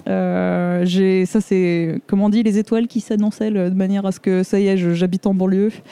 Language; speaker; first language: French; native; French